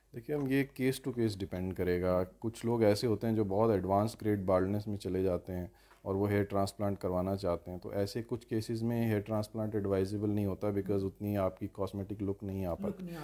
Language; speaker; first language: Hindi; native; Hindi